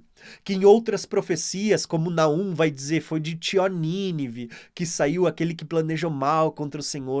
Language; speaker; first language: Portuguese; native; Portuguese